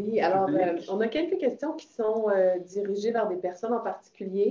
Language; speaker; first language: French; native; French